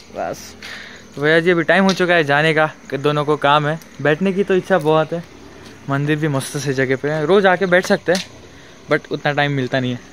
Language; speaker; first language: Hindi; non-native, local second language; Marathi